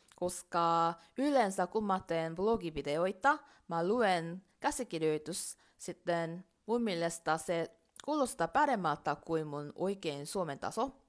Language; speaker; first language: Finnish; non-native, learner; Korean